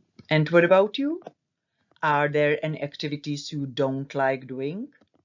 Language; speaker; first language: English; non-native, fluent; Czech